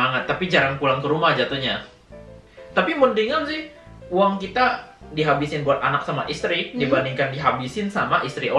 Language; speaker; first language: Indonesian; native; Indonesian